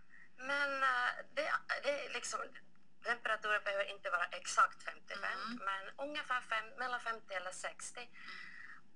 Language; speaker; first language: Swedish; non-native, local second language; Finnish